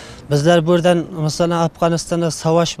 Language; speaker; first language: Turkish; non-native, learner; Uzbek